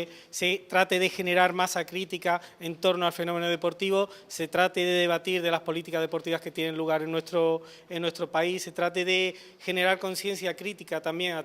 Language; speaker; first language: Spanish; native; Spanish